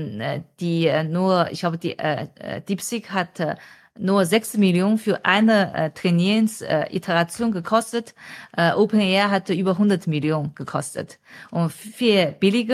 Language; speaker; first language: German; non-native, fluent; Chinese